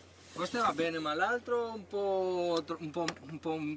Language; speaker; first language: Italian; non-native, learner; Spanish